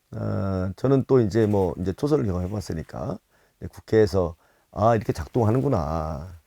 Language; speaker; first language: Korean; native; Korean